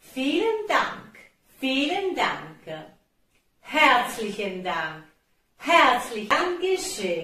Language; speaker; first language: German; non-native, fluent; Italian